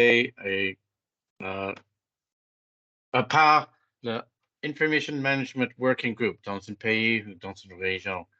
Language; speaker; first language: French; non-native, fluent; English